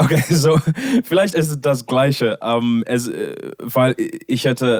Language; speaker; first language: German; non-native, learner; English